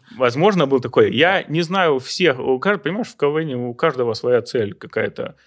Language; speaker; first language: Russian; native; Russian